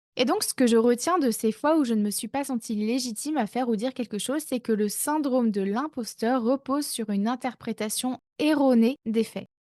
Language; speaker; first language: French; native; French